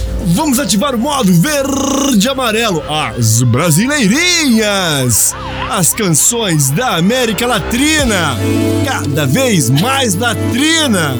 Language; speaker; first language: Portuguese; native; Portuguese